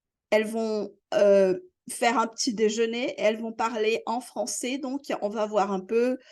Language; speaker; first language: French; non-native, fluent; Portuguese